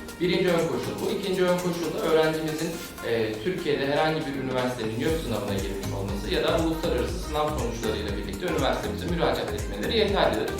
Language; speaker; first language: Turkish; native; Turkish